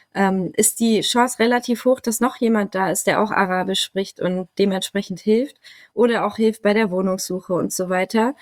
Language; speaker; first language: German; native; German